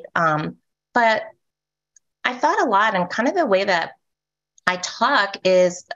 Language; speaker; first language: English; native; English